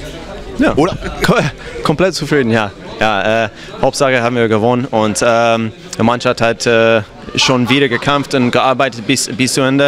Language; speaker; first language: German; non-native, fluent; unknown